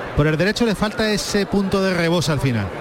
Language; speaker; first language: Spanish; native; Spanish